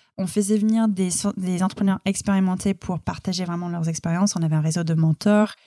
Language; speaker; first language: French; non-native, fluent; English